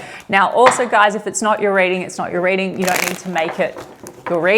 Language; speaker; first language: English; native; English